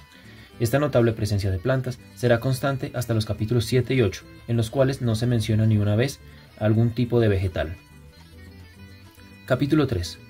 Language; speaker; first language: Spanish; native; Spanish